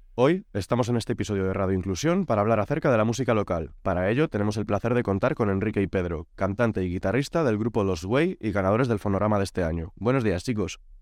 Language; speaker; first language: Spanish; native; Spanish